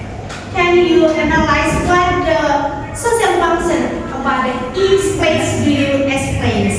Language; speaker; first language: English; non-native, learner; Indonesian